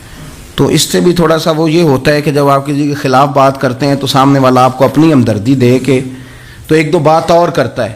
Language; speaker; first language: Urdu; native; Urdu